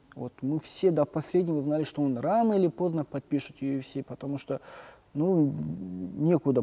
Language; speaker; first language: Russian; non-native, local second language; Kazakh